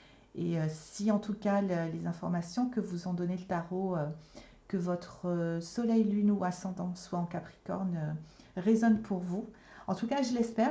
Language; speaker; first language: French; native; French